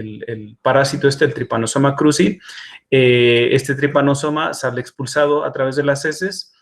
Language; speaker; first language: Spanish; native; Spanish